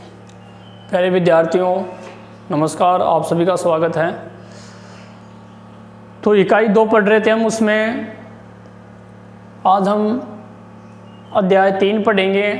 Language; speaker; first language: Hindi; native; Hindi